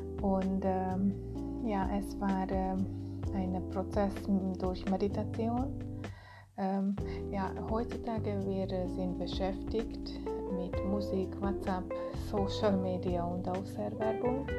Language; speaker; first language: German; non-native, learner; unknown